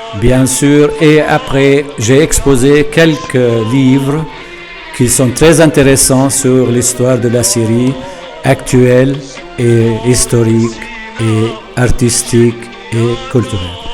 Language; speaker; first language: French; non-native, fluent; Arabic